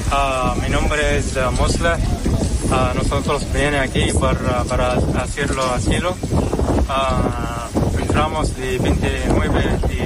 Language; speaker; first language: Spanish; non-native, learner; Arabic